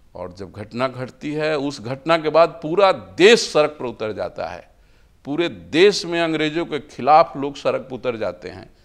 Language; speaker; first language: Hindi; native; Hindi